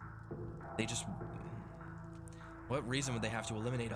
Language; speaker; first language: English; native; English